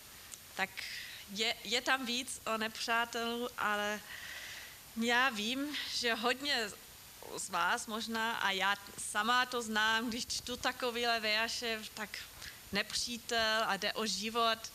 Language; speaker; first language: Czech; non-native, fluent; German